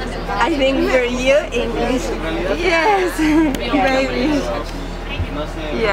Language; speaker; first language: English; non-native, learner; Portuguese